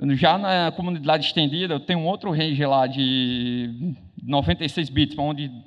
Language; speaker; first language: Portuguese; native; Portuguese